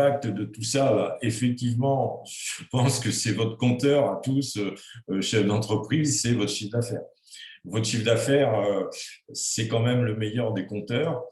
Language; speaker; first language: French; native; French